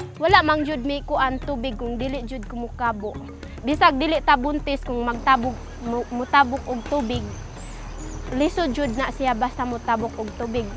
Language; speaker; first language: Cebuano; native; Cebuano